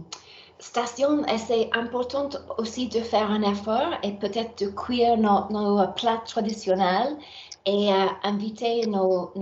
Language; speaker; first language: French; non-native, learner; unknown